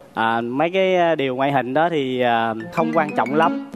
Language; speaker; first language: Vietnamese; native; Vietnamese